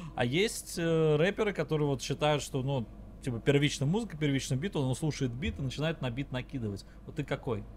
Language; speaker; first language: Russian; native; Russian